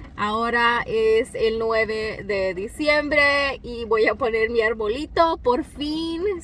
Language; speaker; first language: Spanish; early bilingual, other home language; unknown